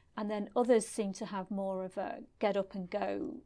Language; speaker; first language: English; native; English